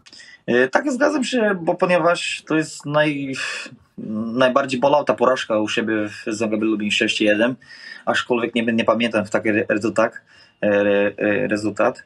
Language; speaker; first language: Polish; non-native, fluent; Portuguese